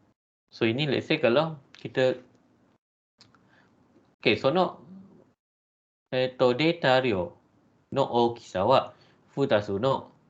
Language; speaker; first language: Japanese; non-native, fluent; Malay